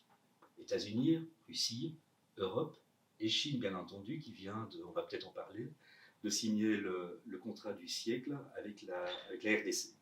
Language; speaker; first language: French; native; French